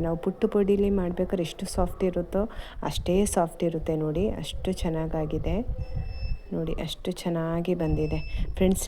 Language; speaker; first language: Kannada; native; Kannada